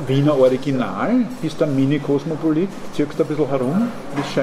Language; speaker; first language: German; native; German